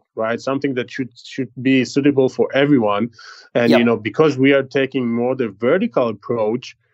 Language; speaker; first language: English; non-native, fluent; Hebrew